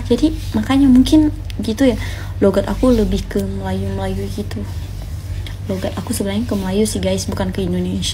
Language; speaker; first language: Indonesian; non-native, fluent; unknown